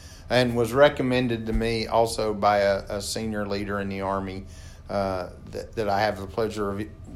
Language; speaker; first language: English; native; English